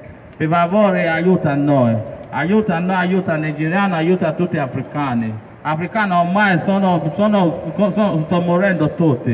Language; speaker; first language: Italian; non-native, learner; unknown